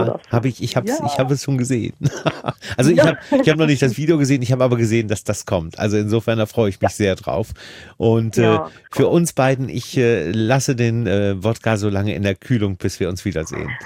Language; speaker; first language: German; native; German